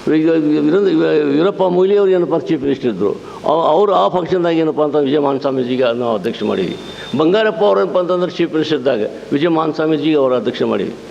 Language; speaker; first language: Kannada; non-native, local second language; Urdu